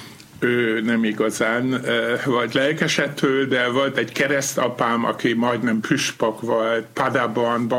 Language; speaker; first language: Hungarian; non-native, fluent; German